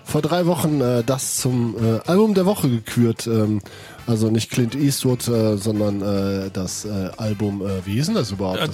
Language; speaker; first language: German; native; German